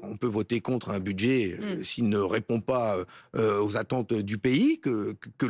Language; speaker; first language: French; native; French